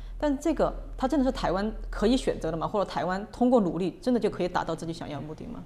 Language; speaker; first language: Chinese; native; Chinese